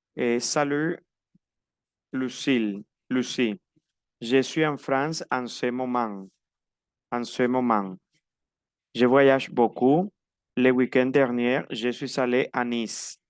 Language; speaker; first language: French; non-native, fluent; Spanish